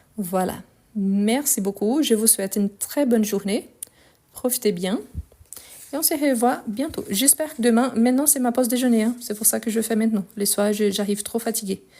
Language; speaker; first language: French; non-native, fluent; Portuguese